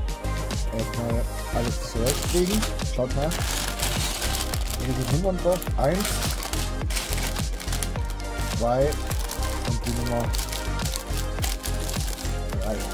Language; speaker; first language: German; native; German